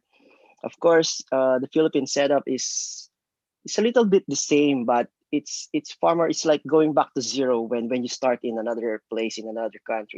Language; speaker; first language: English; non-native, local second language; Filipino